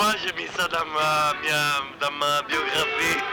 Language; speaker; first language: French; non-native, fluent; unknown